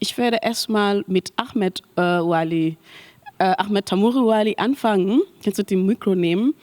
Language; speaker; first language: German; non-native, learner; Mandingo